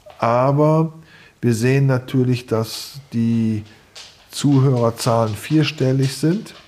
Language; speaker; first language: German; native; German